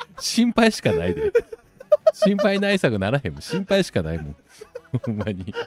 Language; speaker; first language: Japanese; native; Japanese